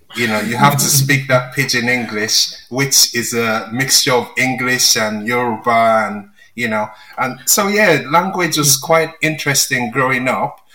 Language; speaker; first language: English; non-native, local second language; Yoruba